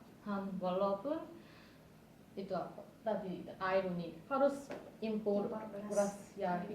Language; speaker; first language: Indonesian; non-native, fluent; Korean